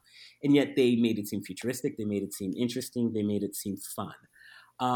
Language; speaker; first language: English; native; English